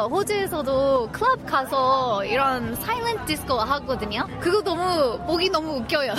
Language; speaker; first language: Korean; non-native, fluent; English